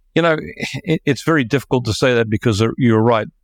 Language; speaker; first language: English; native; English